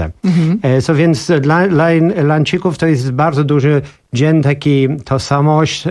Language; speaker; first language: Polish; non-native, learner; English